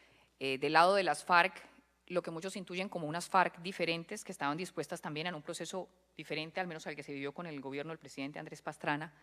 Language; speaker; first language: Spanish; native; Spanish